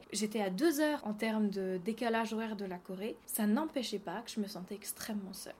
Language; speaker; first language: French; native; French